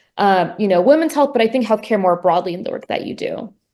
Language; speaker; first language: English; native; English